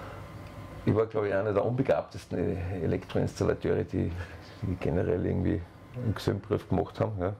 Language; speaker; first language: German; native; German